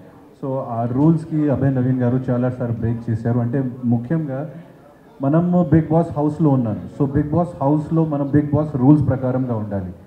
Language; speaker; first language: Telugu; non-native, fluent; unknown